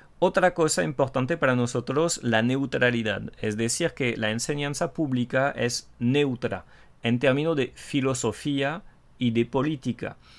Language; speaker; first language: Spanish; non-native, fluent; French